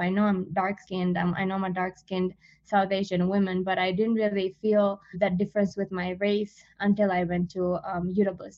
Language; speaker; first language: English; non-native, fluent; Divehi